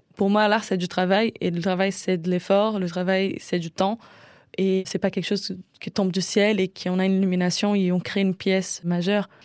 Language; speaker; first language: French; non-native, fluent; Portuguese